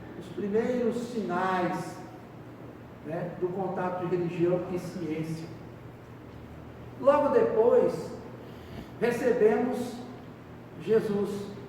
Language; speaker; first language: Portuguese; native; Portuguese